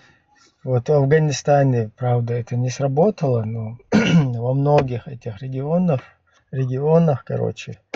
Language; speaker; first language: Russian; native; Russian